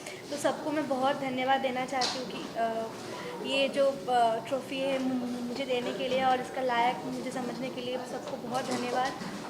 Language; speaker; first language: Hindi; non-native, local second language; Bangla